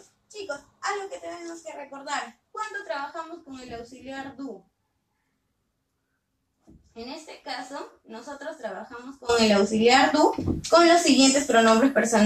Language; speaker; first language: Spanish; native; Spanish